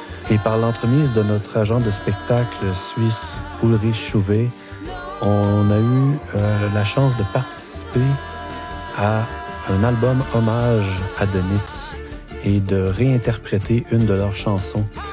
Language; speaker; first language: French; native; French